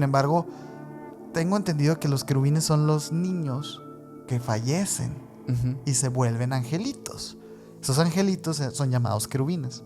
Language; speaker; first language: Spanish; native; Spanish